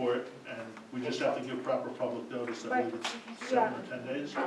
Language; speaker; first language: English; native; English